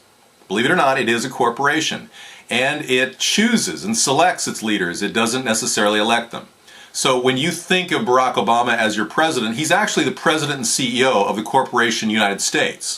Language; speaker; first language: English; native; English